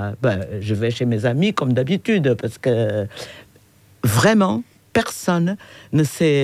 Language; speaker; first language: French; non-native, fluent; Portuguese